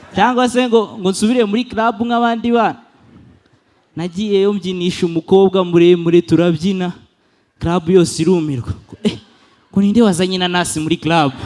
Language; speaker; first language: Kinyarwanda; native; Kinyarwanda